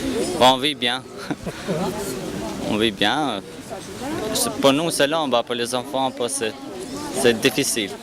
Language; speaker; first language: French; non-native, learner; Albanian